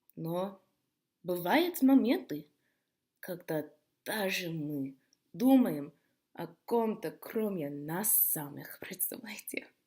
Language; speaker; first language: Russian; non-native, fluent; English